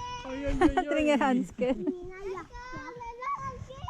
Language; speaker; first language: Norwegian; non-native, learner; Filipino